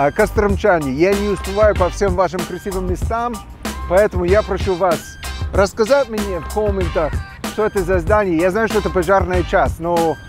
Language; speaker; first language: Russian; non-native, fluent; English